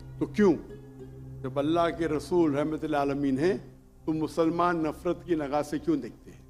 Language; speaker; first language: Urdu; non-native, local second language; Konkani